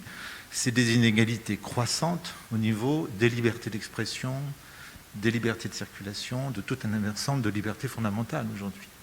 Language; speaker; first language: French; native; French